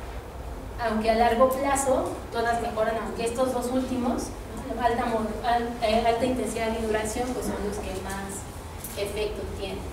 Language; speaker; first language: Spanish; native; Spanish